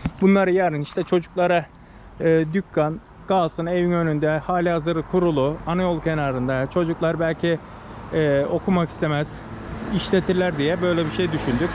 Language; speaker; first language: Turkish; native; Turkish